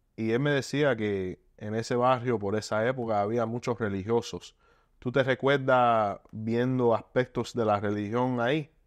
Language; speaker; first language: Spanish; early bilingual, heritage; Spanish